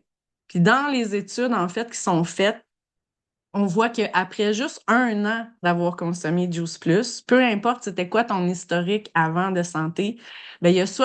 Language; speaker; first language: French; native; French